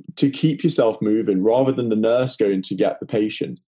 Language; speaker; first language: English; native; English